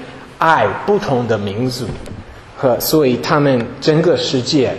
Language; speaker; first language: Chinese; non-native, fluent; English